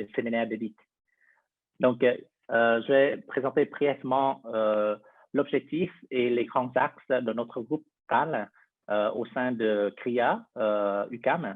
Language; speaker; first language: French; non-native, fluent; Vietnamese